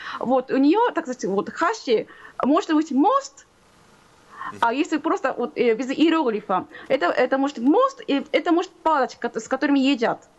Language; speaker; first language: Russian; non-native, fluent; Japanese